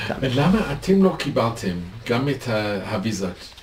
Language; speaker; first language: Hebrew; non-native, learner; English